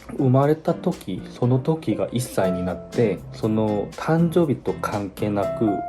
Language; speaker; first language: Japanese; non-native, fluent; Korean